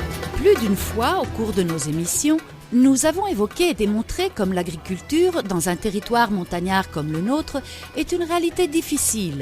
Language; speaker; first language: French; native; French